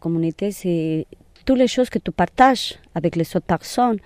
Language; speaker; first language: French; non-native, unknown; Spanish